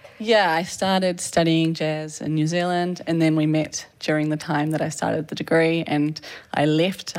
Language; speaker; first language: English; native; English